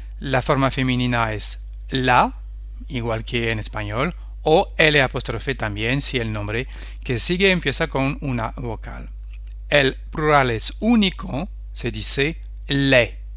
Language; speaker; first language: Spanish; non-native, fluent; French